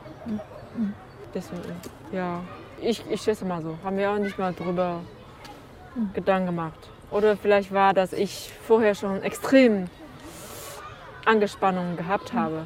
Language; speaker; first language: German; non-native, fluent; Chinese